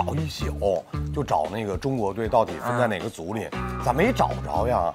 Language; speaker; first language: Chinese; native; Chinese